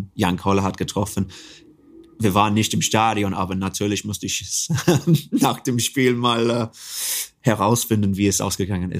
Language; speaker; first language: German; non-native, fluent; English